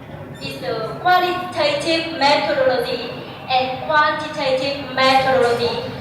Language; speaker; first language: English; non-native, learner; Vietnamese